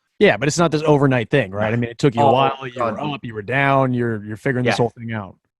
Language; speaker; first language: English; native; English